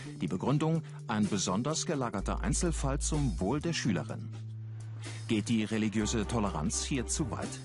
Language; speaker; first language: German; native; German